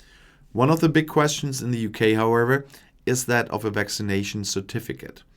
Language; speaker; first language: English; non-native, fluent; German